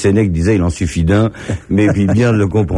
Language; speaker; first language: French; native; French